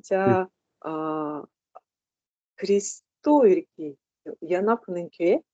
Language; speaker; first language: Korean; non-native, learner; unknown